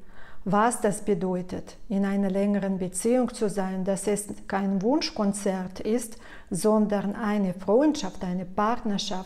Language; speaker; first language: German; non-native, fluent; Russian